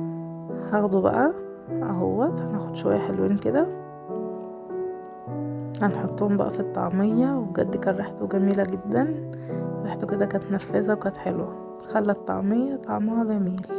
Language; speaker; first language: Arabic; native; Arabic